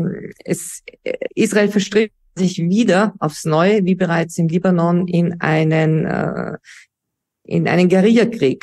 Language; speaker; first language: German; native; German